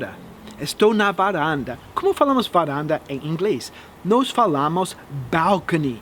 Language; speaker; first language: Portuguese; non-native, fluent; English